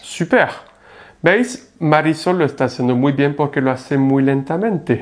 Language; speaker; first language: Spanish; non-native, fluent; French